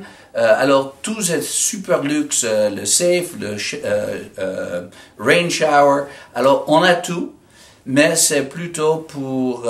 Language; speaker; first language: French; non-native, fluent; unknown